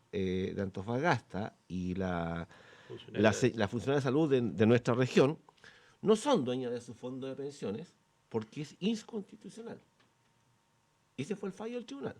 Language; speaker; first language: Spanish; native; Spanish